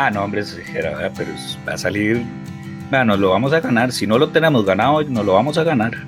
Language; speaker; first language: Spanish; native; Spanish